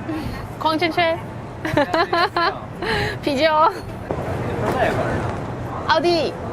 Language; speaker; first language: Chinese; non-native, learner; English